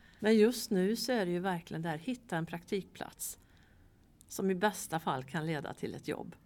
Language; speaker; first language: Swedish; native; Swedish